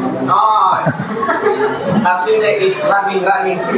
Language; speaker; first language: English; non-native, learner; Indonesian